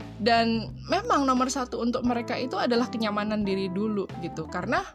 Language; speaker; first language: Indonesian; native; Indonesian